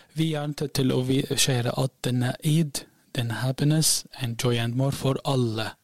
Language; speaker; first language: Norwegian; non-native, learner; Arabic